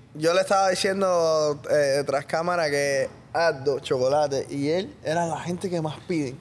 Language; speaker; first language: Spanish; native; Spanish